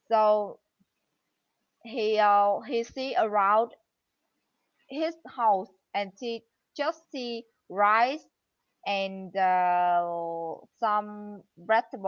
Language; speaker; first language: English; non-native, learner; Vietnamese